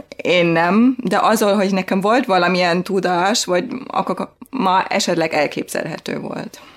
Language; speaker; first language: Hungarian; non-native, fluent; German